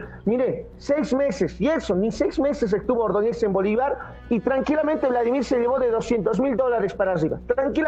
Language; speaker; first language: Spanish; native; Spanish